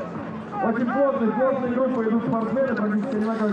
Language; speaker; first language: Russian; native; Russian